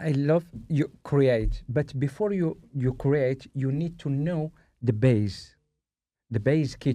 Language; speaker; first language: English; non-native, learner; Spanish